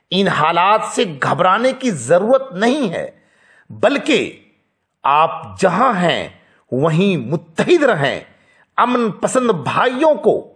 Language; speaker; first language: Urdu; native; Urdu